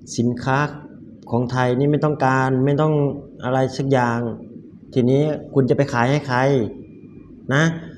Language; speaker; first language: Thai; native; Thai